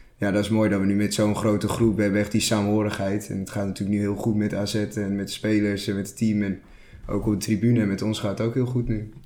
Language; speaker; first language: Dutch; native; Dutch